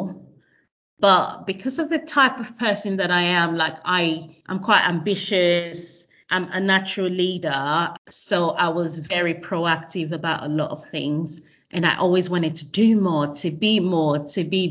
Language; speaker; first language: English; non-native, local second language; Yoruba